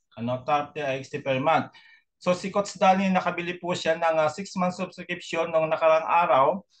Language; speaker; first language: Filipino; native; Filipino